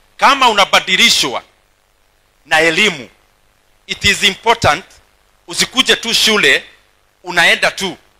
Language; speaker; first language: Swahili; non-native, local second language; Kikuyu